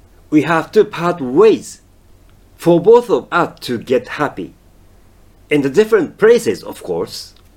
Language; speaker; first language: English; non-native, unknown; Japanese